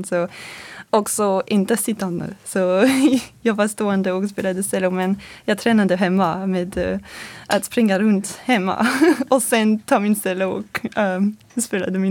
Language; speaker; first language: Swedish; non-native, fluent; French